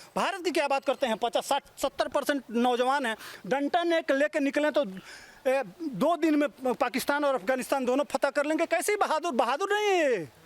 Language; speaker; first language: Hindi; native; Hindi